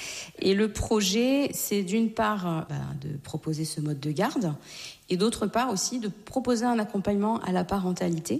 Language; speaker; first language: French; native; French